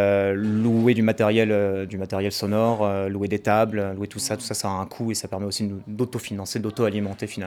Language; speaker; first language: French; native; French